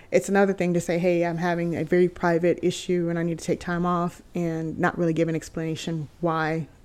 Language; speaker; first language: English; native; English